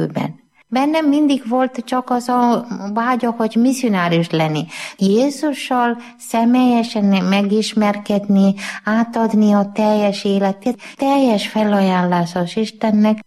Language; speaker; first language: Hungarian; non-native, learner; Malayalam